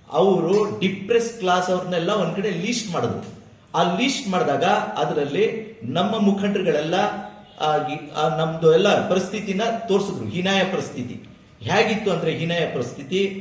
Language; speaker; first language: Kannada; non-native, local second language; Lambadi